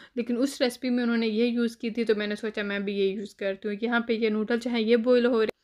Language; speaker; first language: Urdu; native; Urdu